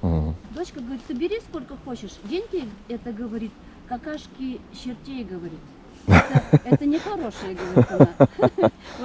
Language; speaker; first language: Russian; non-native, local second language; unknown